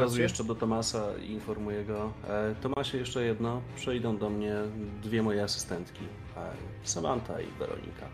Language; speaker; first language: Polish; native; Polish